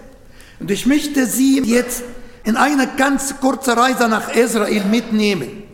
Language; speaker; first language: German; non-native, learner; Arabic